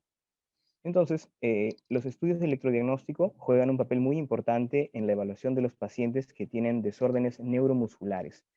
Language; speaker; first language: Spanish; native; Spanish